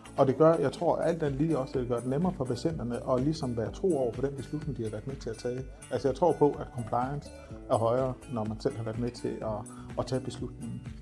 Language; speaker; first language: Danish; native; Danish